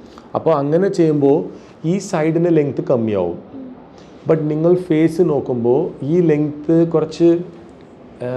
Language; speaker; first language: Malayalam; non-native, local second language; Tamil